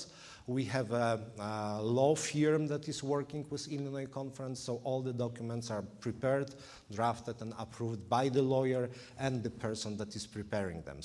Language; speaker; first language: English; non-native, fluent; Polish